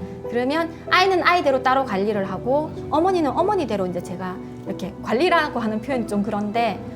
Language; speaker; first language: Korean; native; Korean